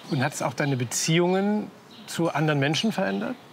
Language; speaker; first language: German; native; German